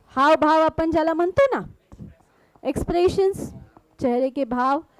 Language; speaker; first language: Hindi; non-native, local second language; Marathi